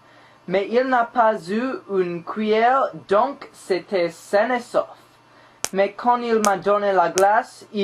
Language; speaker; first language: French; non-native, learner; English